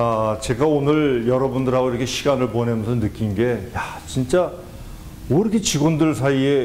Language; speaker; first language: Korean; native; Korean